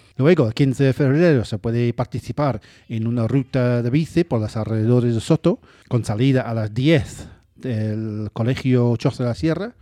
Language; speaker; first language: Spanish; non-native, fluent; English